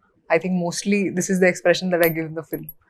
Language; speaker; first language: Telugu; non-native, fluent; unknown